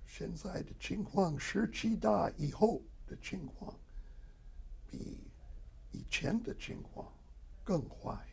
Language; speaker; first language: Chinese; non-native, fluent; English